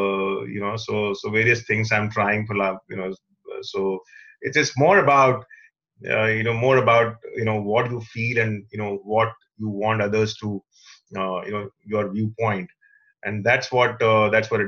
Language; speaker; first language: English; non-native, local second language; Hindi